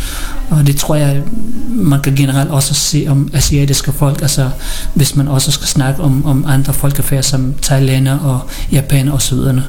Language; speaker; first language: Danish; non-native, fluent; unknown